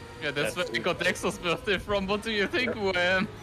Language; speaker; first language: English; non-native, fluent; German